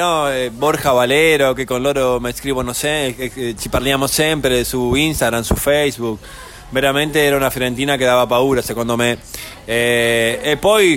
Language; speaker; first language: Italian; non-native, fluent; Spanish